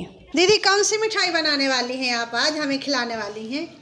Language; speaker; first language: Hindi; native; Hindi